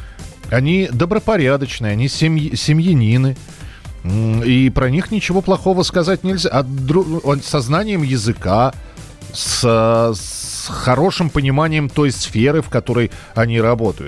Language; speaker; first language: Russian; native; Russian